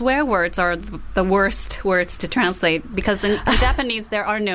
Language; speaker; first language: English; non-native, fluent; Japanese